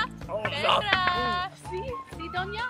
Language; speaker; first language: Spanish; non-native, learner; English